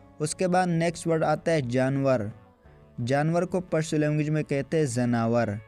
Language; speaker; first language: Urdu; non-native, local second language; Pashto